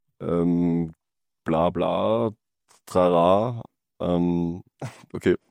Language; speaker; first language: German; native; German